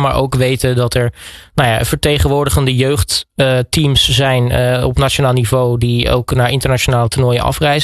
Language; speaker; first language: Dutch; native; Dutch